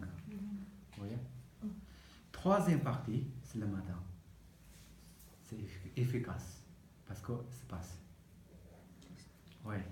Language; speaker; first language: French; non-native, learner; Tibetan